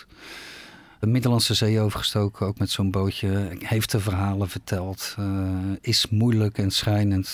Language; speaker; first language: Dutch; native; Dutch